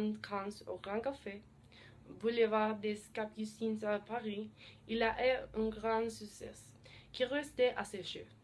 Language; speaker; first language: French; non-native, learner; Spanish